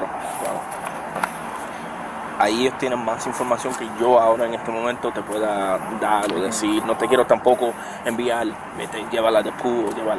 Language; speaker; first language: Spanish; early bilingual, other home language; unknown